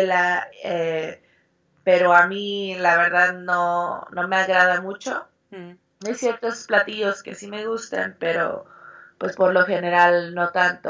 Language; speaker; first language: Spanish; early bilingual, heritage; Spanish